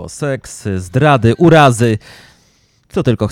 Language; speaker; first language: Polish; native; Polish